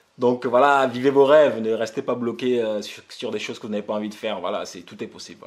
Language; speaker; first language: French; early bilingual, other home language; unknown